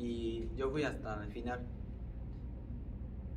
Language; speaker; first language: Spanish; non-native, fluent; Japanese